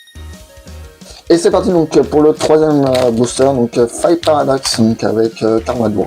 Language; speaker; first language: French; native; French